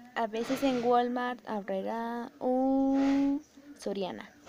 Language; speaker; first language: Spanish; native; Spanish